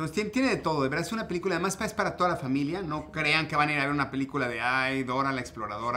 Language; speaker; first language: Spanish; native; Spanish